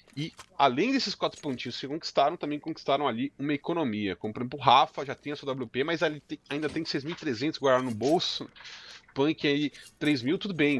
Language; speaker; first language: Portuguese; native; Portuguese